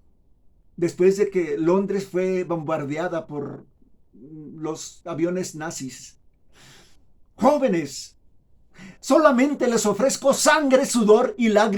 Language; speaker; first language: Spanish; native; Spanish